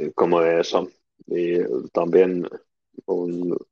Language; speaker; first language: Spanish; non-native, learner; Finnish